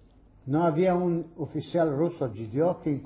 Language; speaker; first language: Spanish; early bilingual, heritage; Ladino